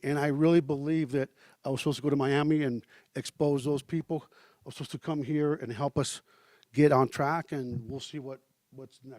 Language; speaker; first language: English; early bilingual, heritage; Spanish